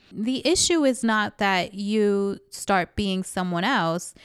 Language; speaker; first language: English; early bilingual, other home language; Spanish